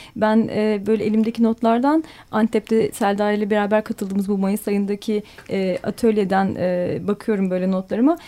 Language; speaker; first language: Turkish; native; Turkish